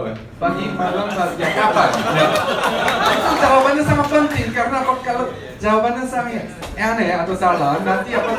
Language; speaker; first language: Indonesian; non-native, learner; Korean